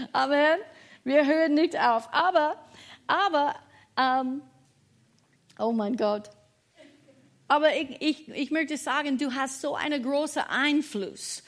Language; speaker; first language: German; non-native, fluent; English